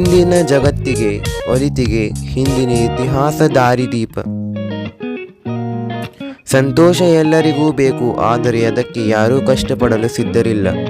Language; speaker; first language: Kannada; native; Kannada